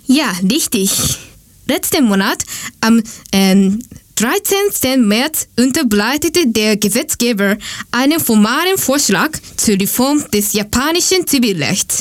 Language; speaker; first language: German; non-native, learner; Japanese